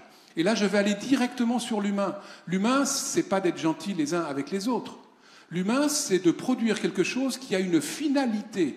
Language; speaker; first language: French; native; French